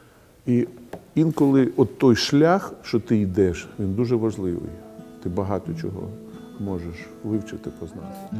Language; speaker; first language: Ukrainian; non-native, local second language; Russian